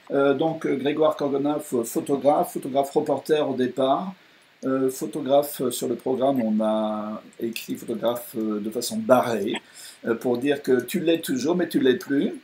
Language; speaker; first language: French; native; French